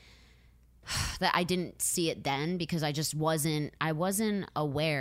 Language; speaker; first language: English; native; English